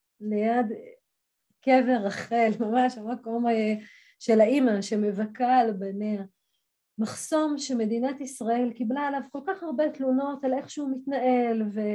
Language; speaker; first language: Hebrew; native; Hebrew